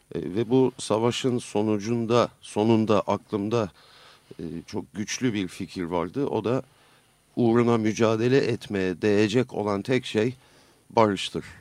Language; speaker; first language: Turkish; native; Turkish